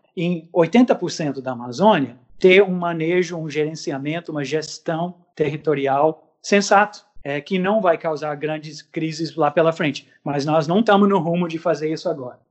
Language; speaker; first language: Portuguese; non-native, fluent; English